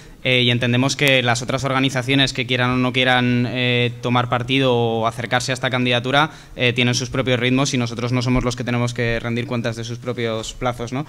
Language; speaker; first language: Spanish; native; Spanish